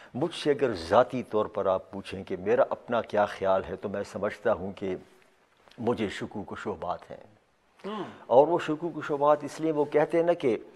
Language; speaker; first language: Urdu; non-native, local second language; Pashto